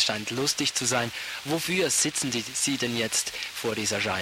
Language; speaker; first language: German; native; German